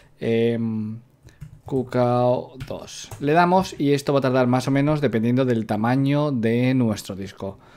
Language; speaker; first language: Spanish; native; Spanish